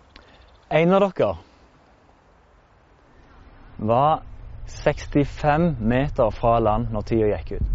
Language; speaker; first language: Norwegian; native; Norwegian